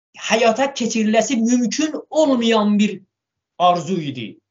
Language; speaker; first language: Azerbaijani; non-native, local second language; Talysh